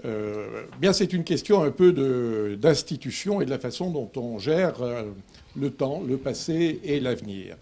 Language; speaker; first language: French; native; French